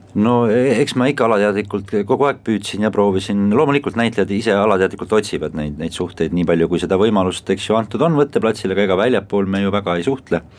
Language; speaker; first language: Estonian; native; Estonian